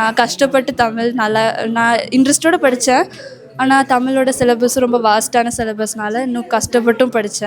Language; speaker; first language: Tamil; early bilingual, heritage; Tamil